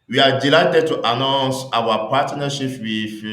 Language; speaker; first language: English; non-native, local second language; French